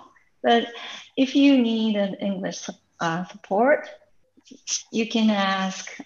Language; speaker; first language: English; non-native, fluent; Japanese